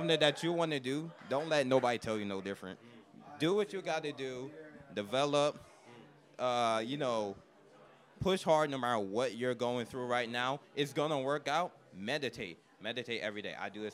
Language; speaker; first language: English; native; English